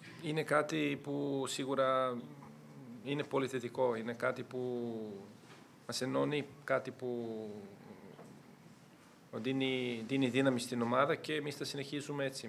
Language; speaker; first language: Greek; non-native, fluent; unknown